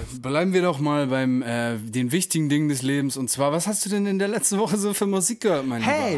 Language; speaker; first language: German; native; German